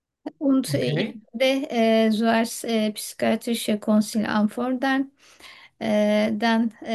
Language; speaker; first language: German; non-native, learner; Turkish